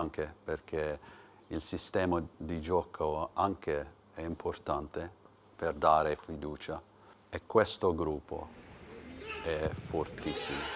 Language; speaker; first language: Italian; non-native, learner; English